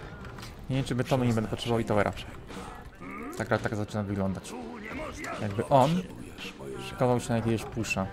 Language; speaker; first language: Polish; native; Polish